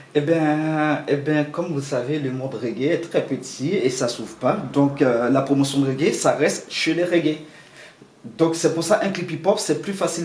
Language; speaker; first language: French; non-native, local second language; Haitian Creole